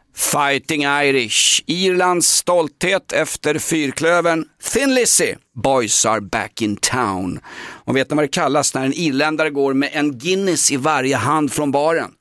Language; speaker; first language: Swedish; native; Swedish